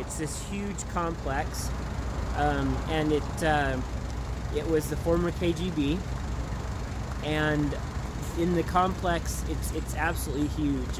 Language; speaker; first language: English; native; English